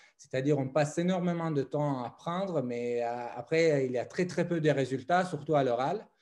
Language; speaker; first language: French; non-native, fluent; Italian